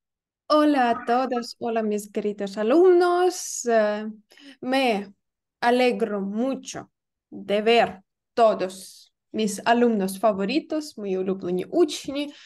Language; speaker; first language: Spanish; non-native, fluent; Ukrainian